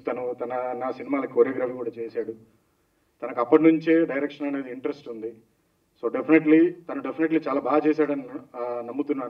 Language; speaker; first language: Telugu; native; Telugu